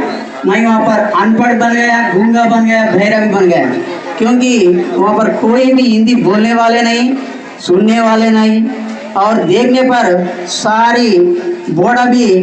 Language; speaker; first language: Hindi; non-native, local second language; Telugu